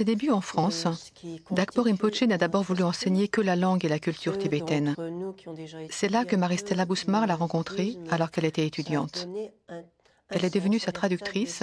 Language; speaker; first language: French; native; French